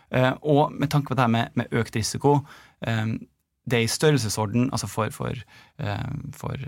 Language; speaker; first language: Norwegian; native; Norwegian